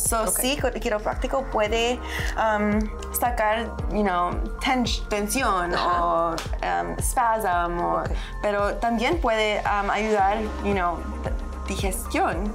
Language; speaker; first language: Spanish; early bilingual, heritage; English